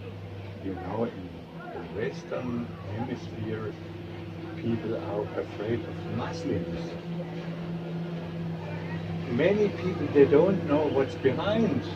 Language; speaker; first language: English; non-native, fluent; German